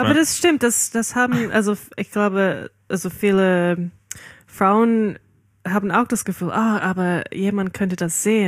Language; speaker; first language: German; non-native, fluent; English